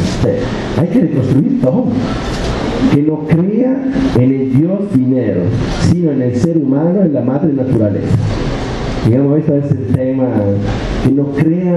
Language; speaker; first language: Spanish; non-native, fluent; Italian